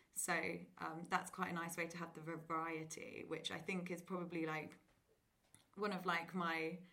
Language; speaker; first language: English; native; English